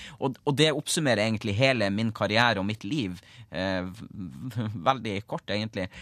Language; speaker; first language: Norwegian; native; Norwegian